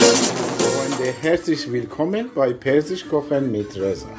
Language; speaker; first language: German; non-native, learner; Persian